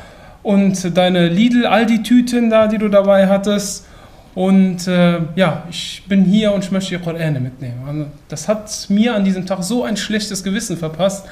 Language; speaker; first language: German; native; German